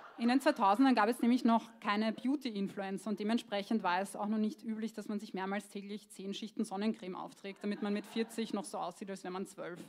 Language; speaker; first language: German; early bilingual, other home language; Croatian